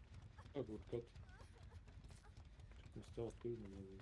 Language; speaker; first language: Bulgarian; native; Bulgarian